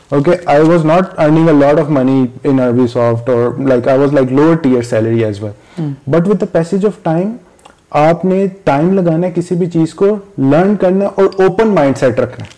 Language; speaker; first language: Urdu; native; Urdu